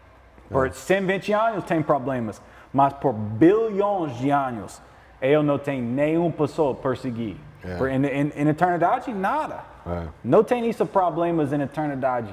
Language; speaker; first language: Portuguese; non-native, learner; English